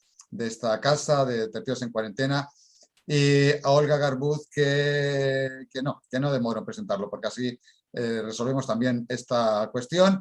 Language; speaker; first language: Spanish; native; Spanish